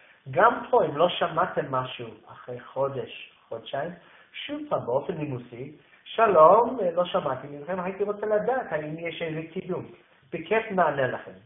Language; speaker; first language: Hebrew; non-native, fluent; English